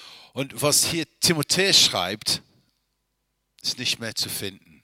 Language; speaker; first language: German; non-native, fluent; English